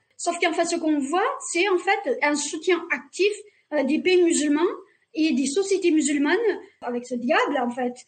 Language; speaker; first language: French; non-native, fluent; Uyghur